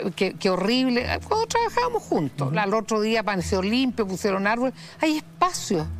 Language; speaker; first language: Spanish; native; Spanish